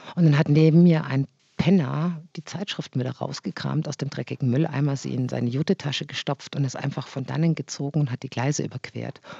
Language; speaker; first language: German; native; German